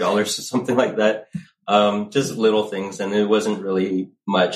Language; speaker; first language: English; native; English